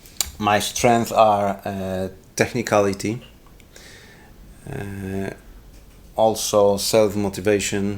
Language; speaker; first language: English; non-native, learner; Polish